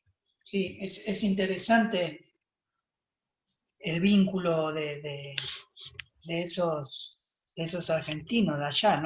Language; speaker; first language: Spanish; native; Spanish